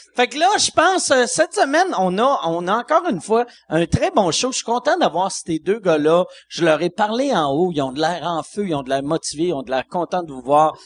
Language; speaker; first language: French; native; French